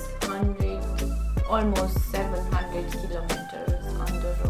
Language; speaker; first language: English; non-native, learner; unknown